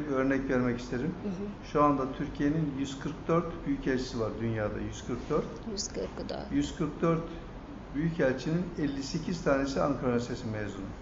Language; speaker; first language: Turkish; native; Turkish